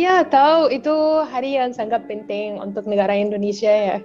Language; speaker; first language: Indonesian; non-native, fluent; Arabic